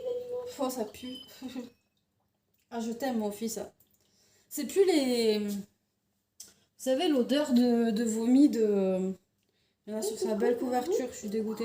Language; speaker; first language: French; native; French